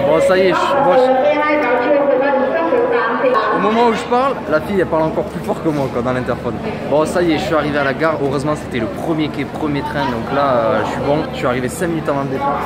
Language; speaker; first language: French; native; French